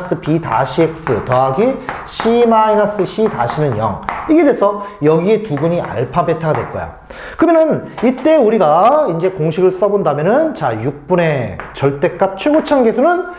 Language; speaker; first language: Korean; native; Korean